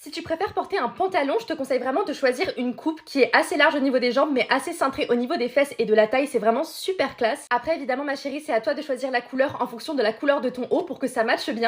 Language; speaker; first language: French; native; French